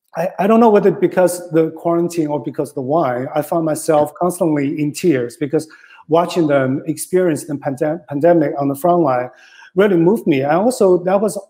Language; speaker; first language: English; non-native, fluent; Chinese